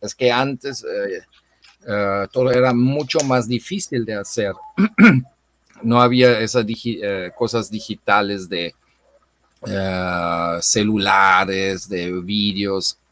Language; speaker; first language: Spanish; non-native, fluent; German